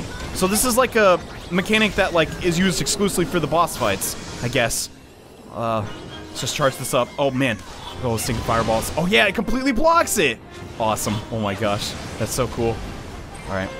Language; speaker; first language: English; native; English